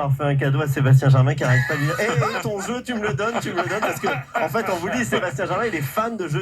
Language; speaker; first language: French; native; French